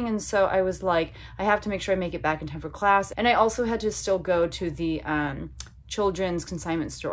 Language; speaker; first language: English; native; English